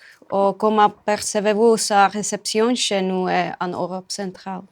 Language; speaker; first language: French; non-native, fluent; Czech